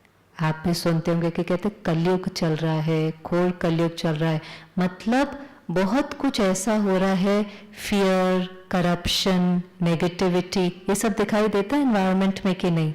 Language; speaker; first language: Hindi; native; Hindi